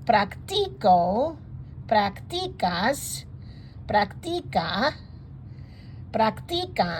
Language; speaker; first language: Spanish; non-native, fluent; English